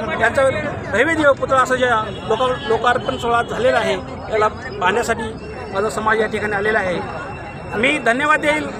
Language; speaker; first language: Marathi; non-native, local second language; Lambadi